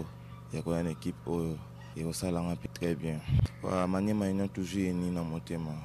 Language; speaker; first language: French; non-native, local second language; Lingala